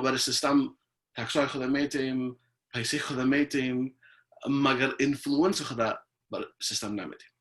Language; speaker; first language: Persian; early bilingual, heritage; Persian